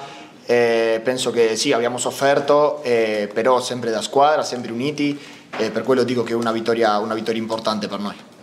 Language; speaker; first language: Italian; non-native, fluent; Spanish